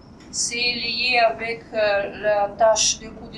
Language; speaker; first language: French; non-native, fluent; Russian